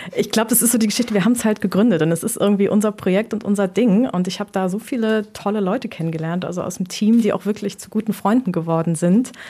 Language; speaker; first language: German; native; German